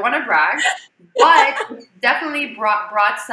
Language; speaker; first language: English; non-native, local second language; Urdu